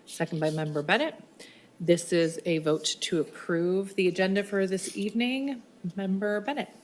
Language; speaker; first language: English; early bilingual, other home language; Arabic